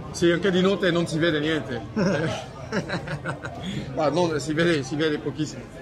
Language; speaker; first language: Italian; non-native, fluent; French